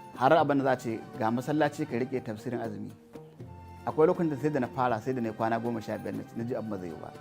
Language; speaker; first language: Hausa; native; Hausa